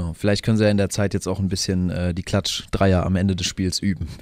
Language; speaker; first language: German; native; German